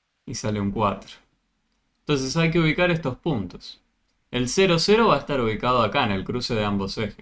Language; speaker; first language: Spanish; native; Spanish